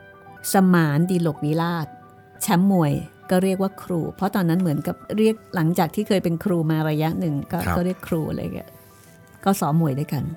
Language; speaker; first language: Thai; native; Thai